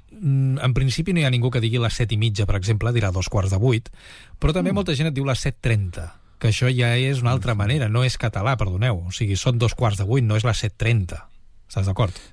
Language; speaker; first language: Catalan; native; Catalan